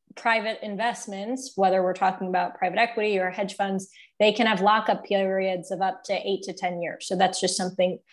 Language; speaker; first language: English; native; English